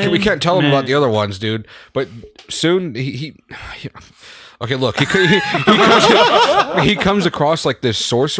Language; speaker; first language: English; native; English